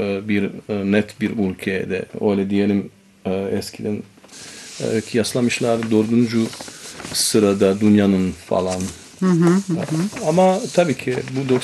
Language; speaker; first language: Turkish; non-native, learner; Bosnian